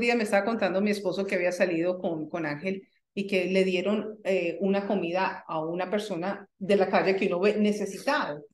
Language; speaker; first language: Spanish; native; Spanish